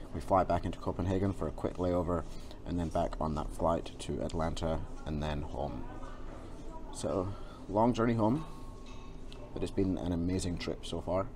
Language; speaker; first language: English; native; English